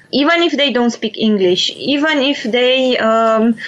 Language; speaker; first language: English; non-native, fluent; Romanian